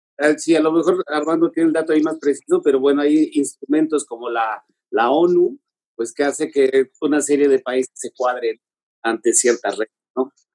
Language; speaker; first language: Spanish; native; Spanish